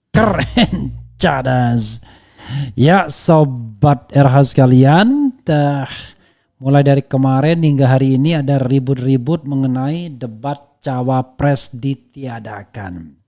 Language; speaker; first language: Indonesian; native; Indonesian